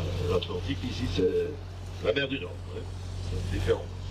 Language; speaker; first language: French; non-native, local second language; Dutch